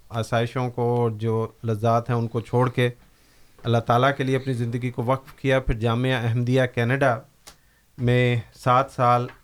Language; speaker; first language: Urdu; native; Urdu